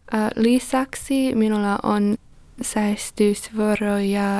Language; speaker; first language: Finnish; non-native, learner; English